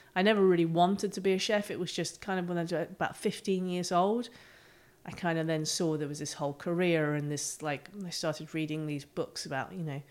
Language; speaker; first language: English; native; English